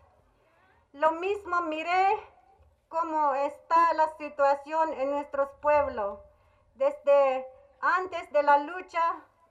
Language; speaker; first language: Spanish; non-native, local second language; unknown